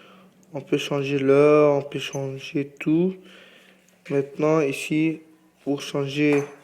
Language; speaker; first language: French; non-native, fluent; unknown